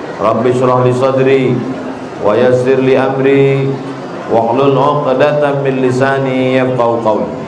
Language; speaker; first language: Indonesian; native; Indonesian